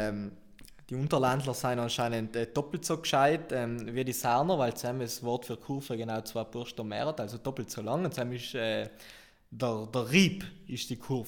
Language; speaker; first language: German; native; German